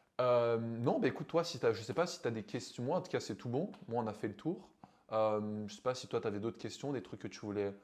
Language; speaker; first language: French; native; French